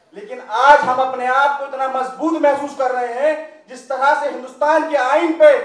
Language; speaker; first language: Hindi; native; Hindi